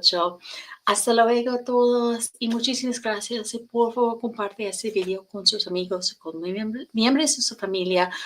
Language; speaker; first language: Spanish; non-native, learner; English